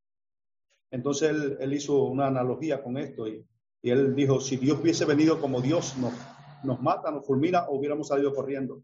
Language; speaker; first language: Spanish; native; Spanish